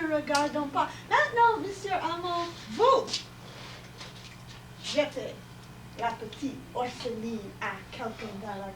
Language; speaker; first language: French; non-native, fluent; English